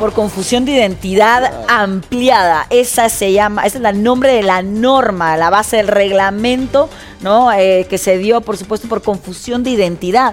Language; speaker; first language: Spanish; native; Spanish